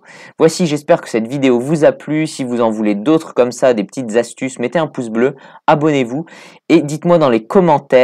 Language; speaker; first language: French; native; French